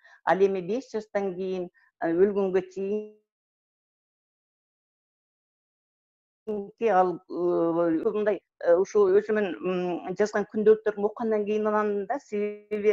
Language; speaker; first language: Kyrgyz; native; Kyrgyz